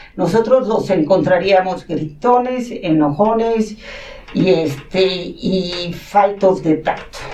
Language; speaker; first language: Spanish; non-native, local second language; Catalan